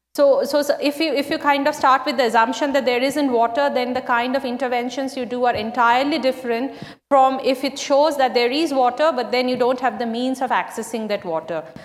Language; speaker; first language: English; non-native, local second language; Bangla